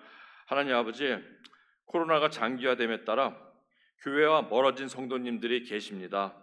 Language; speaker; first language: Korean; native; Korean